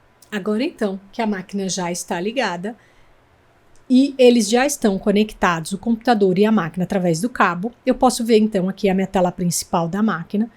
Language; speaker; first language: Portuguese; native; Portuguese